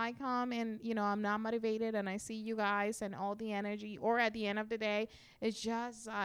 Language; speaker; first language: English; non-native, fluent; Spanish